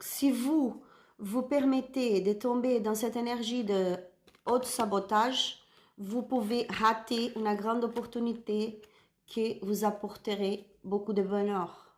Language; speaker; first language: French; non-native, learner; Spanish